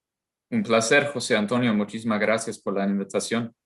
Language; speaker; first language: Spanish; non-native, fluent; English